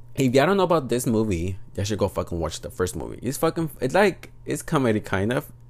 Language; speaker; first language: English; early bilingual, other home language; Spanish